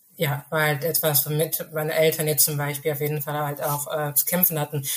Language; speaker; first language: German; early bilingual, other home language; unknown